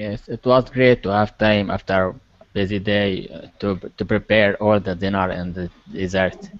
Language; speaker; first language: English; non-native, learner; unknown